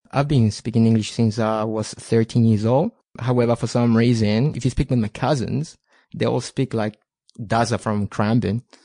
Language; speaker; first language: English; non-native, fluent; Spanish